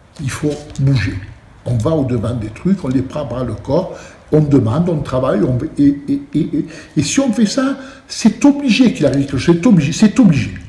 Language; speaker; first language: French; early bilingual, other home language; Italian